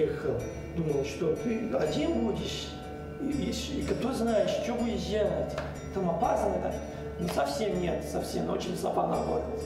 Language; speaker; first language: Russian; non-native, learner; Hungarian